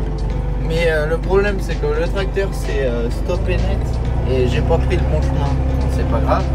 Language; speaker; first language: French; native; French